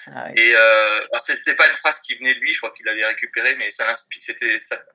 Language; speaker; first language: French; native; French